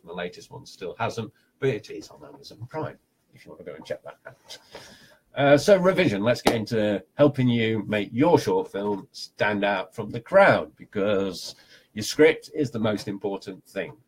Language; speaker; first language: English; native; English